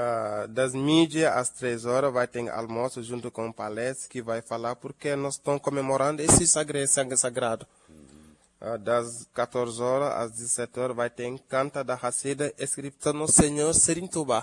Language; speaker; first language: Portuguese; non-native, fluent; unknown